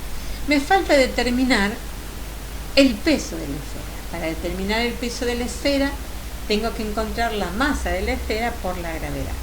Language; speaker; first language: Spanish; native; Spanish